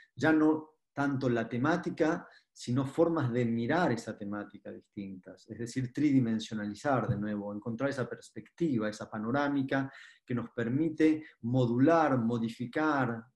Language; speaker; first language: Spanish; native; Spanish